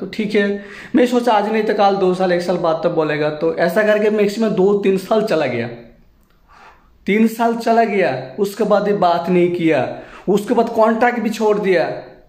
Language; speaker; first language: Hindi; non-native, local second language; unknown